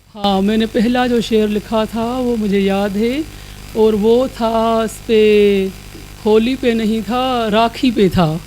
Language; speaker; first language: Urdu; non-native, local second language; Sindhi